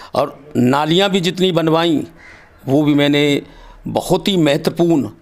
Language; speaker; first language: Hindi; native; Hindi